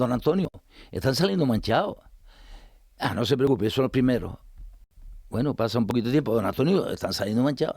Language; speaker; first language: Spanish; native; Spanish